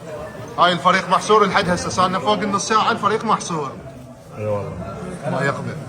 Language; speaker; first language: Arabic; native; Arabic